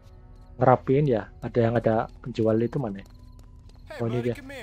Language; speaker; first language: Indonesian; native; Indonesian